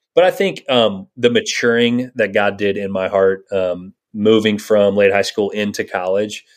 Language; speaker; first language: English; native; English